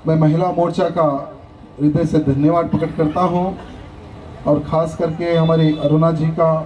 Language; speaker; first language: Hindi; non-native, local second language; Telugu